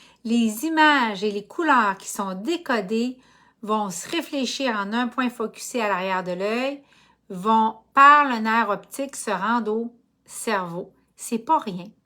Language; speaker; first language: French; native; French